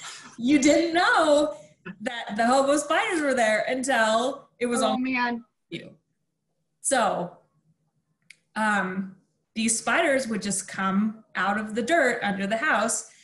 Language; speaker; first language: English; native; English